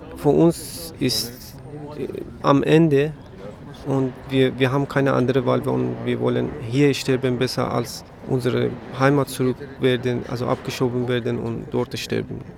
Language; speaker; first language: German; non-native, learner; Persian